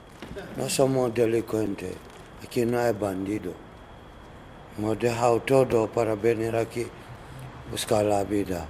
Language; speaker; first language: Spanish; non-native, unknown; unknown